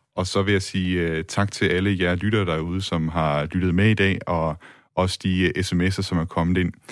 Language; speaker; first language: Danish; native; Danish